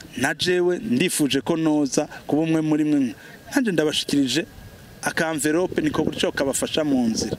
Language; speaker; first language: Rundi; native; Rundi